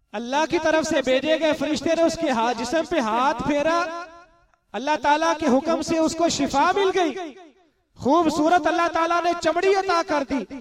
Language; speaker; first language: Urdu; non-native, local second language; Punjabi